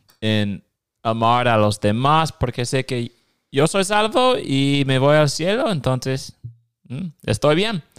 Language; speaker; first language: Spanish; non-native, fluent; English